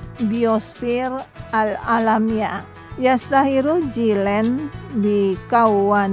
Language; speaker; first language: Arabic; non-native, learner; Indonesian